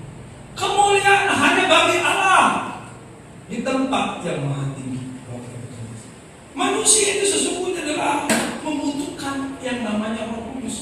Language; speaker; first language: Indonesian; native; Indonesian